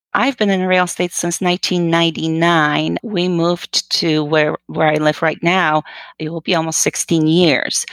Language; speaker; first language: English; non-native, fluent; Polish